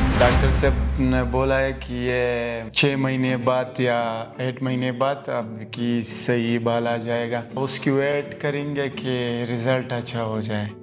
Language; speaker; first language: Hindi; non-native, learner; Pashto